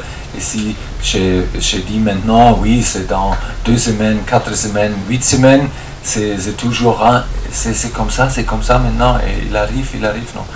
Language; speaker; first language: French; non-native, fluent; German